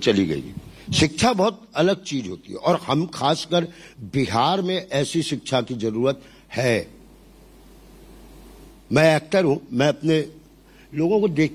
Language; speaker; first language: Hindi; native; Hindi